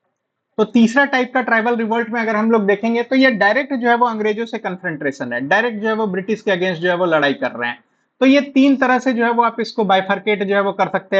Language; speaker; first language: Hindi; native; Hindi